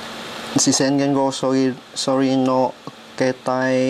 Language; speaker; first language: Japanese; non-native, learner; Vietnamese